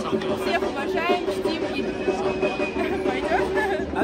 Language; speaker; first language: Russian; native; Russian